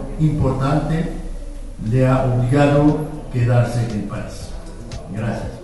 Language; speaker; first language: Spanish; non-native, fluent; French